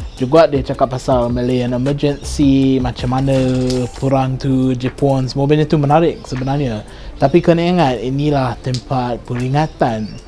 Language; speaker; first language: Malay; non-native, fluent; English